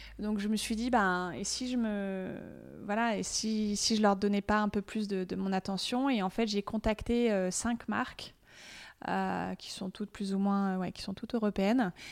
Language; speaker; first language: French; native; French